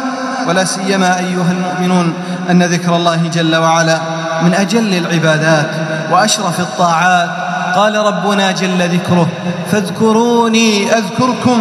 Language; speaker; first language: Arabic; native; Arabic